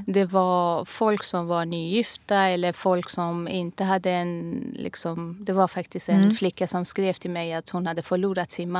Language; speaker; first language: Swedish; non-native, fluent; Persian